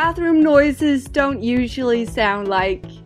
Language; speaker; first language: English; non-native, fluent; Danish